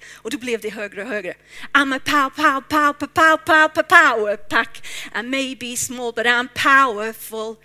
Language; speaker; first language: Swedish; non-native, fluent; English